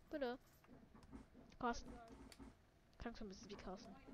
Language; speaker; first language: German; native; German